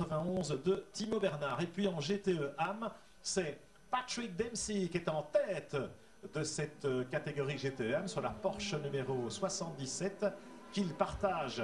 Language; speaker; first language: French; native; French